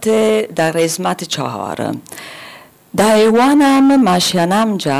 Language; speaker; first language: Persian; non-native, learner; German